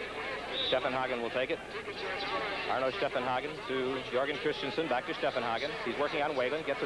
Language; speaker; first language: English; native; English